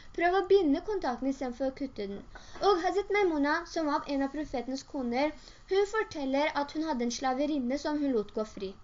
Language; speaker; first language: Norwegian; early bilingual, other home language; Urdu